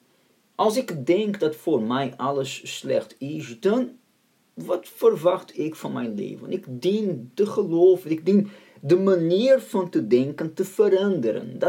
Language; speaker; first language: Dutch; non-native, fluent; Portuguese